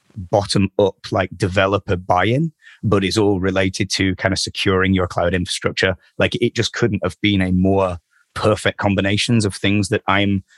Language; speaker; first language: English; native; English